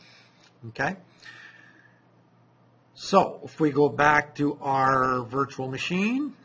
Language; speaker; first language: English; non-native, fluent; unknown